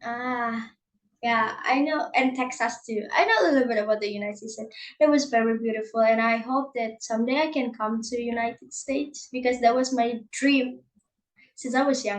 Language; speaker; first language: English; non-native, learner; Indonesian